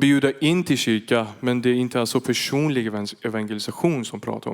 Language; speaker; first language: Swedish; non-native, fluent; Persian